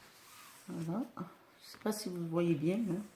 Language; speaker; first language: French; native; French